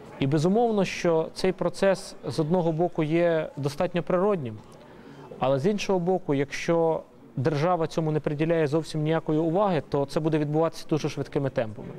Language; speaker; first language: Ukrainian; native; Ukrainian